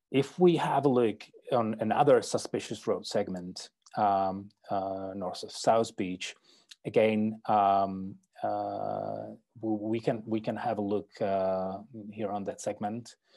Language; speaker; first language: English; non-native, fluent; Czech